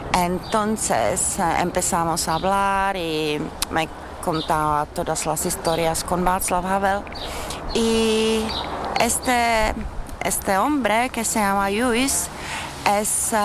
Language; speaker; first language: Spanish; non-native, learner; Czech